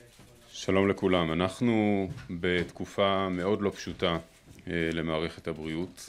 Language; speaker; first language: Hebrew; native; Hebrew